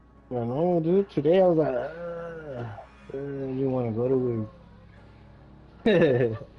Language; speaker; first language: English; early bilingual, other home language; Spanish